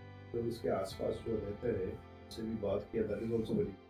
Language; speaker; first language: Hindi; non-native, local second language; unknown